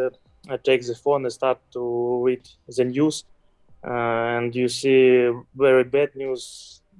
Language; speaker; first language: English; non-native, fluent; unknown